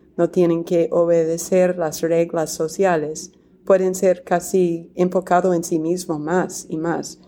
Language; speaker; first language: Spanish; non-native, fluent; English